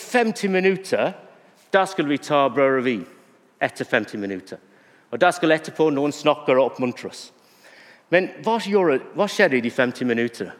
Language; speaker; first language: Norwegian; non-native, fluent; English